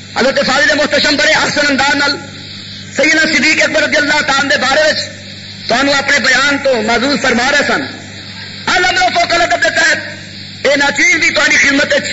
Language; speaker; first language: Urdu; non-native, local second language; Punjabi